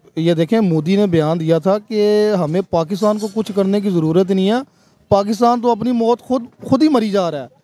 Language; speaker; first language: Urdu; non-native, local second language; Punjabi